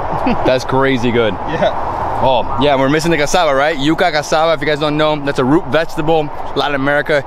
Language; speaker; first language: English; native; English